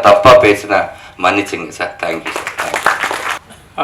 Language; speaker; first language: Tamil; non-native, learner; Telugu